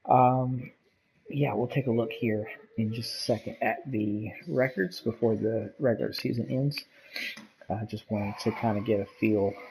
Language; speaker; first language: English; native; English